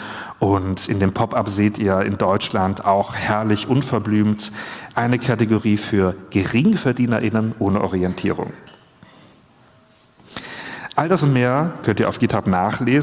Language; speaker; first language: German; native; German